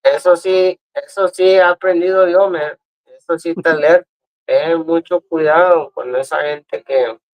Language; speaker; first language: Spanish; early bilingual, other home language; English